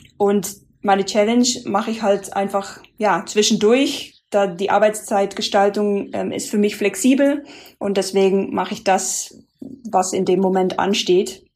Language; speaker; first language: German; non-native, fluent; Dutch